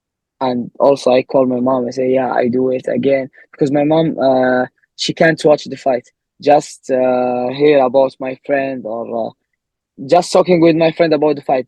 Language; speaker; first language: English; non-native, learner; Arabic